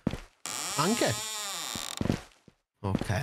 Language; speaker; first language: Italian; native; Italian